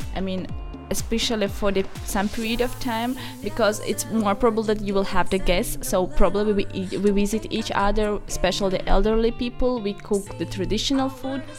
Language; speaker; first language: English; non-native, fluent; Azerbaijani